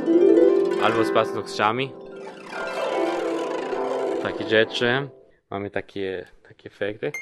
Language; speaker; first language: Polish; non-native, learner; Spanish